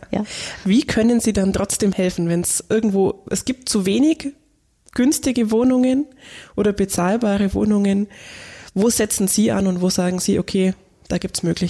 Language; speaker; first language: German; native; German